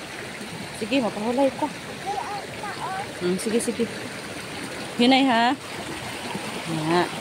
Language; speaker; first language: Filipino; non-native, local second language; Cebuano